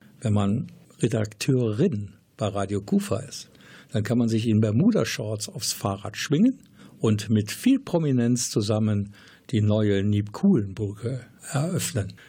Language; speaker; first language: German; native; German